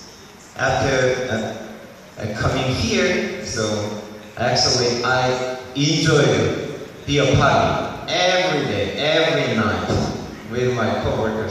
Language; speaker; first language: English; non-native, learner; Korean